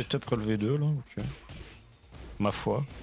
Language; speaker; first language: French; native; French